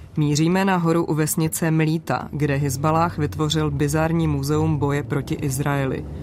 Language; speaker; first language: Czech; native; Czech